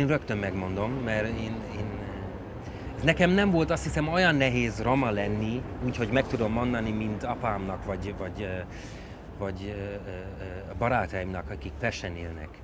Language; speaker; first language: Hungarian; early bilingual, heritage; Hungarian